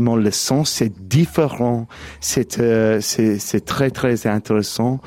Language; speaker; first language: French; non-native, learner; English